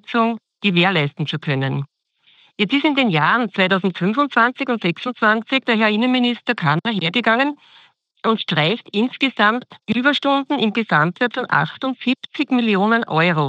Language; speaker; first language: German; native; German